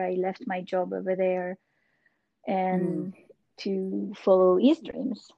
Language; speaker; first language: English; non-native, fluent; French